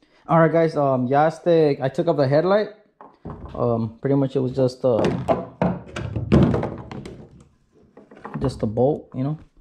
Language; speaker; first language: English; early bilingual, other home language; Spanish